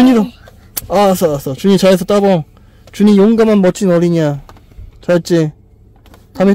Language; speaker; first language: Korean; native; Korean